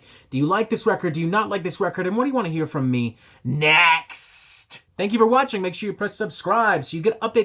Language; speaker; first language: English; native; English